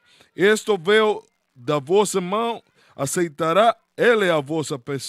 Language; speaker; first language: Portuguese; non-native, learner; Spanish